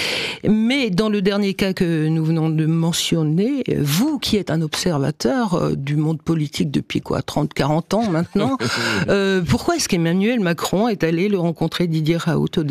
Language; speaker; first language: French; native; French